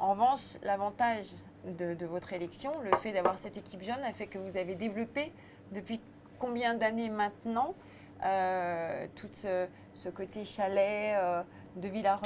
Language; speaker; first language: French; native; French